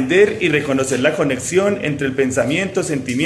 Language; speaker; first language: Spanish; native; Spanish